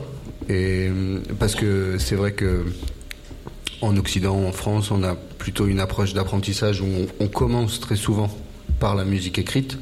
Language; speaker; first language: French; native; French